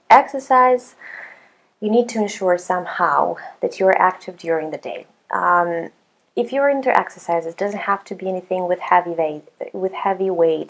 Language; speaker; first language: English; non-native, fluent; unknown